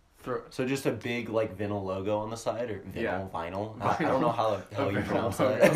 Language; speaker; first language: English; native; English